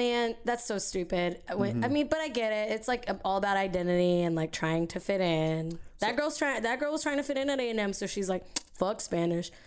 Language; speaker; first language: English; early bilingual, other home language; Spanish